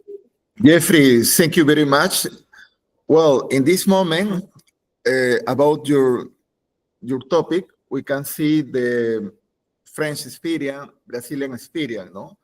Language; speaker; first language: English; non-native, learner; Spanish